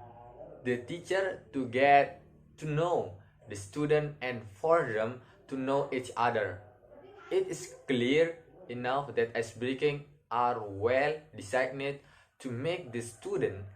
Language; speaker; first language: English; non-native, learner; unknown